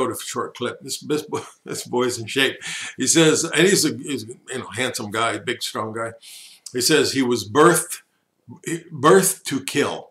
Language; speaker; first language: English; native; English